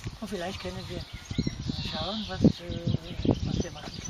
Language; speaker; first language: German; non-native, learner; Romanian